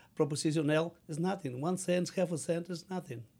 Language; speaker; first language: English; non-native, fluent; Spanish